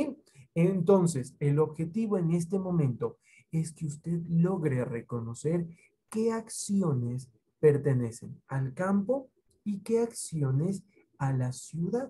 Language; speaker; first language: Spanish; native; Spanish